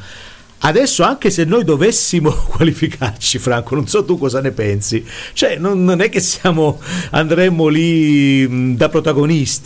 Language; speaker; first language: Italian; native; Italian